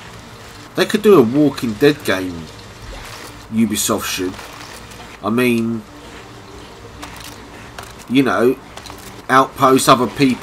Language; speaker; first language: English; native; English